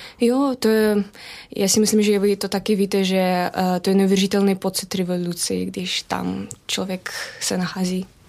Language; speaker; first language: Czech; non-native, fluent; Belarusian